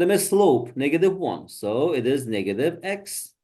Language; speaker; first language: English; non-native, fluent; Uzbek